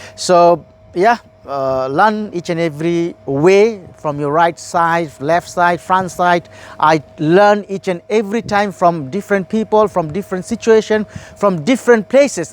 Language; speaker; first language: English; non-native, local second language; Bangla